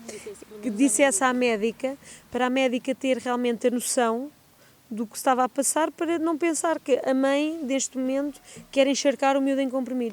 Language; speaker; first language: Portuguese; native; Portuguese